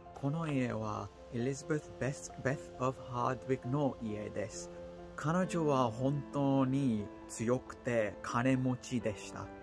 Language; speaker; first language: Japanese; non-native, learner; English